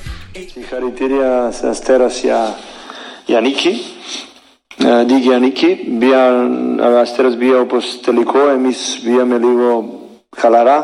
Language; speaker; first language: Greek; non-native, learner; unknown